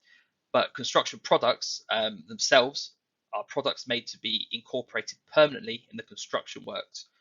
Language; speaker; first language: English; native; English